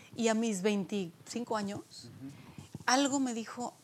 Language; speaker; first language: Spanish; early bilingual, other home language; Polish